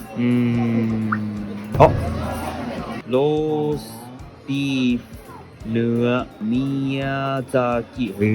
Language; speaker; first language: Thai; non-native, learner; Japanese